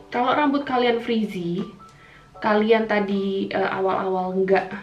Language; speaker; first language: English; non-native, fluent; Indonesian